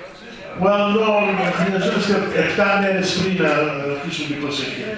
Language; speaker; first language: Greek; early bilingual, heritage; Greek